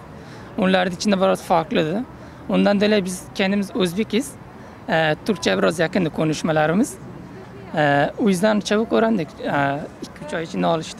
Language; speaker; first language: Turkish; non-native, learner; Uzbek